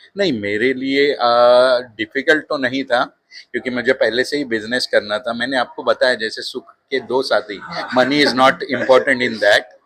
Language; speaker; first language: Hindi; non-native, local second language; Marathi